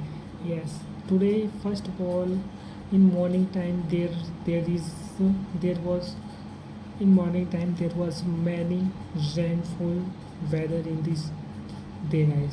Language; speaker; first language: English; non-native, learner; Hindi